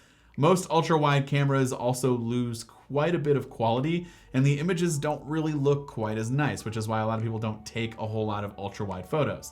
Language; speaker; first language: English; native; English